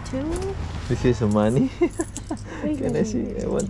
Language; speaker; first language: English; non-native, learner; Indonesian